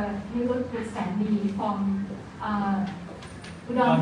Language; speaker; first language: English; non-native, learner; Thai